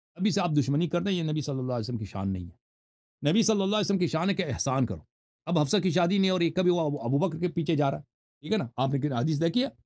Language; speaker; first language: Urdu; non-native, fluent; Persian